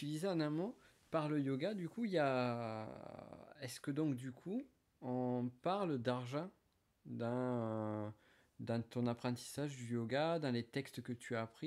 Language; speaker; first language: French; native; French